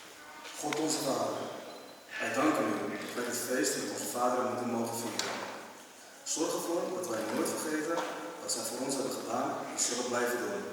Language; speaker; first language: Dutch; early bilingual, other home language; Tamil